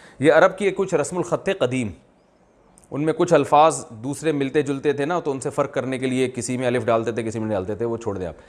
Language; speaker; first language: Urdu; native; Urdu